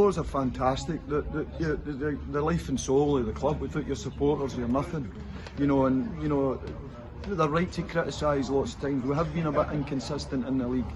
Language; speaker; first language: English; native; English